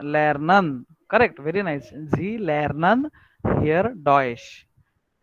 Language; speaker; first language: German; non-native, learner; Marathi